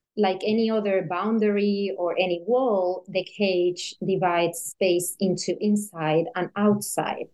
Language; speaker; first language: English; non-native, fluent; Spanish